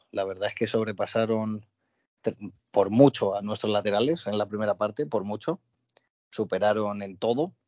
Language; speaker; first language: Spanish; native; Spanish